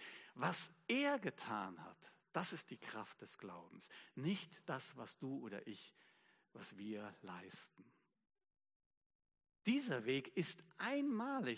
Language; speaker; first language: German; native; German